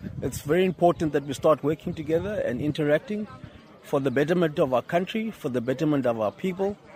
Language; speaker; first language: English; non-native, local second language; Xhosa